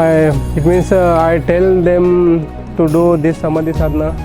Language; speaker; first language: English; non-native, learner; Kannada